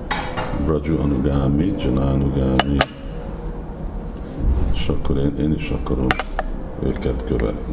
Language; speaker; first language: Hungarian; non-native, fluent; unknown